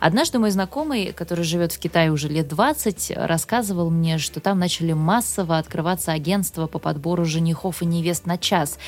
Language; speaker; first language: Russian; native; Russian